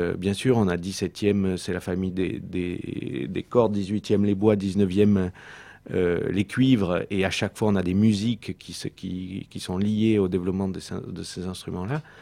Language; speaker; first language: French; early bilingual, heritage; French